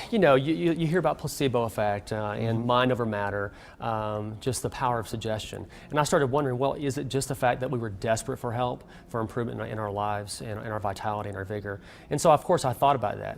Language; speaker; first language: English; native; English